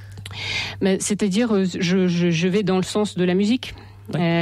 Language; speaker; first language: French; non-native, fluent; Russian